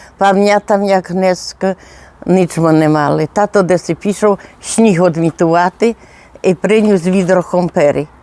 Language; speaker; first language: Polish; non-native, local second language; Rusyn